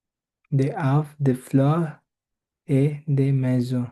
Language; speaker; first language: French; non-native, learner; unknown